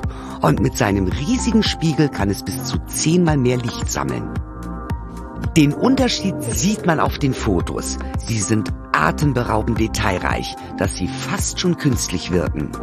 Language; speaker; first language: German; native; German